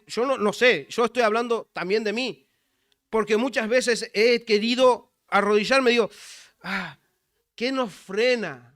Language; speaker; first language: Spanish; native; Spanish